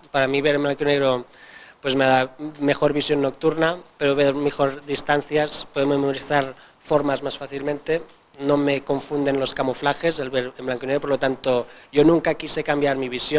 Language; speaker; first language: Spanish; non-native, local second language; Catalan